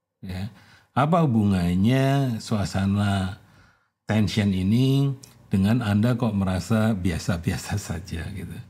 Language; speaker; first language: Indonesian; native; Indonesian